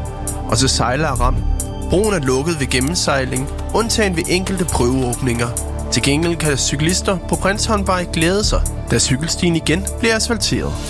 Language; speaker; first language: Danish; native; Danish